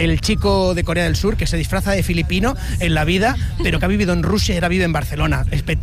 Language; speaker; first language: Spanish; native; Spanish